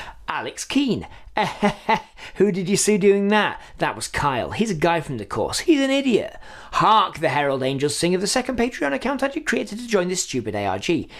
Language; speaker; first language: English; native; English